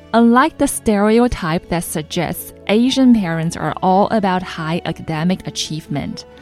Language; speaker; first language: English; non-native, fluent; Chinese